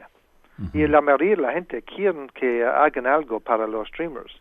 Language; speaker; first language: Spanish; non-native, fluent; English